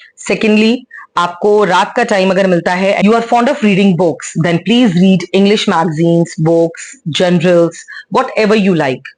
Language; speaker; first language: Hindi; native; Hindi